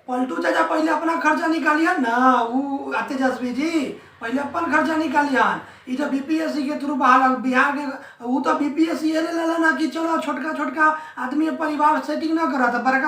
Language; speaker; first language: Hindi; native; Hindi